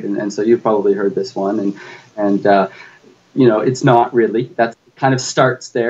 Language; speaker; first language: English; native; English